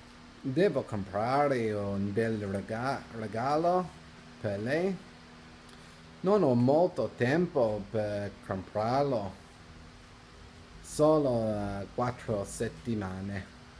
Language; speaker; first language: Italian; non-native, learner; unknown